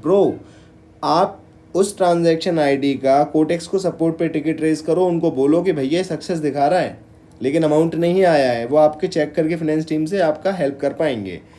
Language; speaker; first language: Hindi; native; Hindi